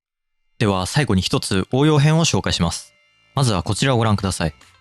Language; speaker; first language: Japanese; native; Japanese